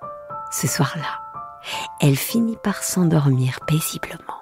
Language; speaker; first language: French; native; French